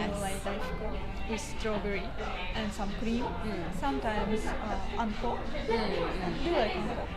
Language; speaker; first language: English; non-native, learner; Russian